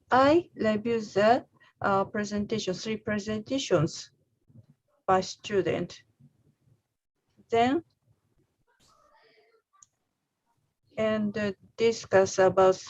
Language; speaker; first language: English; non-native, learner; Japanese